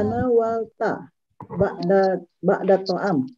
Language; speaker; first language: Arabic; non-native, learner; Indonesian